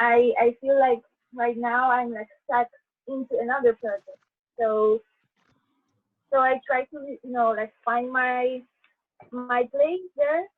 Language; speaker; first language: English; non-native, fluent; Polish